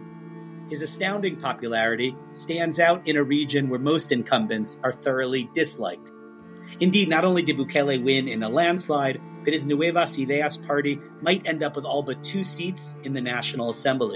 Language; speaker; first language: English; native; English